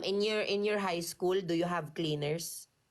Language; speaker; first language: English; non-native, local second language; Filipino